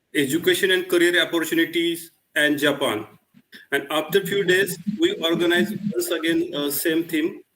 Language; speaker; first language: English; non-native, local second language; Marathi